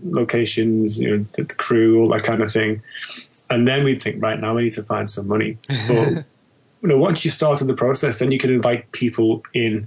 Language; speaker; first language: English; native; English